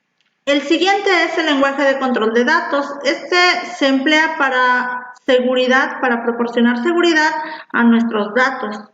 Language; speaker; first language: Spanish; native; Spanish